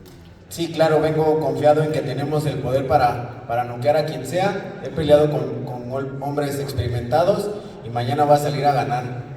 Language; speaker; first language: Spanish; native; Spanish